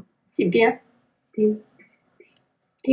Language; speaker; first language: French; non-native, local second language; Arabic